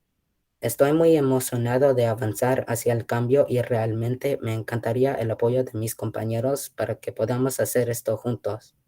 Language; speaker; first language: Spanish; early bilingual, heritage; Spanish